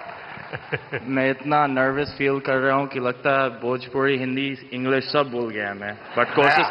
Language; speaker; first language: Hindi; early bilingual, heritage; Hindi